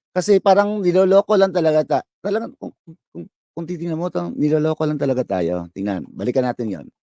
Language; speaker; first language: Filipino; non-native, local second language; Cebuano